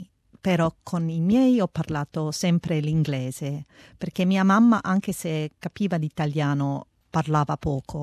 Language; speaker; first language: Italian; early bilingual, heritage; Italian